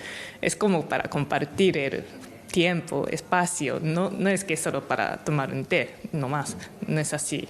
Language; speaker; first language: Spanish; non-native, fluent; Japanese